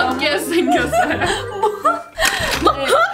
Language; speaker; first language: Korean; early bilingual, heritage; English